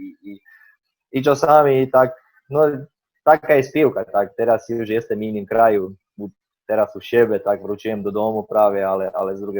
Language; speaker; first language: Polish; non-native, fluent; Croatian